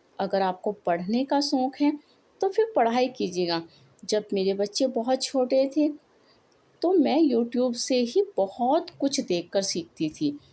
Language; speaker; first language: Hindi; native; Hindi